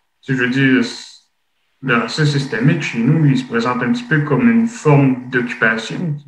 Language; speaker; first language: French; native; French